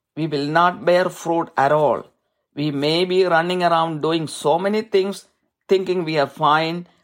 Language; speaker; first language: English; non-native, local second language; Malayalam